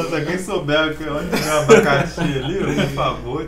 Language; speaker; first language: Portuguese; native; Portuguese